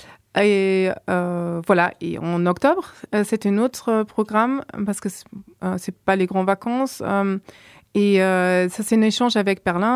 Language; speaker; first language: French; non-native, fluent; German